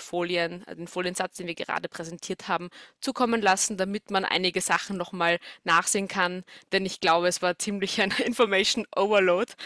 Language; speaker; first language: German; native; German